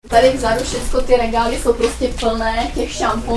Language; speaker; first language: Czech; native; Czech